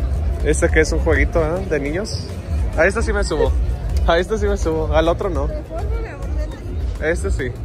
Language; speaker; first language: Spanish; early bilingual, heritage; English